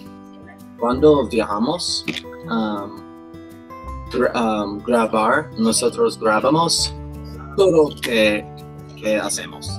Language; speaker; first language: Spanish; non-native, learner; English